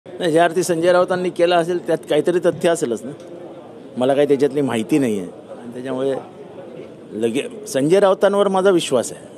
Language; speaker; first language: Marathi; native; Marathi